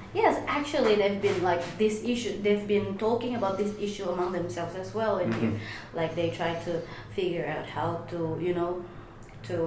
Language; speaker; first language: English; non-native, fluent; Indonesian